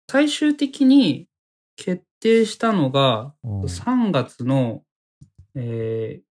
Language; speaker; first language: Japanese; native; Japanese